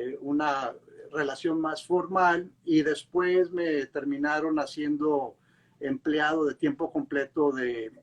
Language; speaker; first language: Spanish; native; Spanish